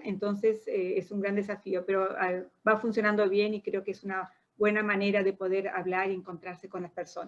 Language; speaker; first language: Spanish; non-native, fluent; Portuguese